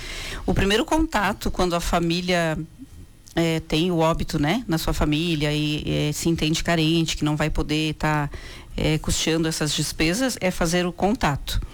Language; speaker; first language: Portuguese; native; Portuguese